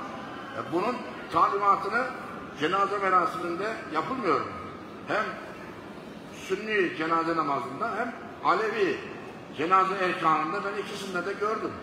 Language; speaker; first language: Turkish; native; Turkish